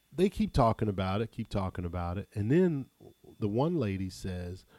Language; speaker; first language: English; native; English